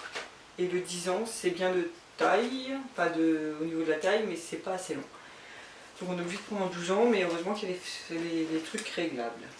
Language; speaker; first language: French; native; French